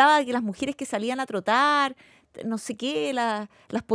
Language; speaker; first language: Spanish; native; Spanish